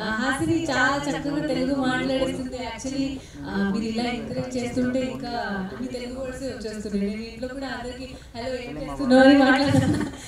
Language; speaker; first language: Telugu; non-native, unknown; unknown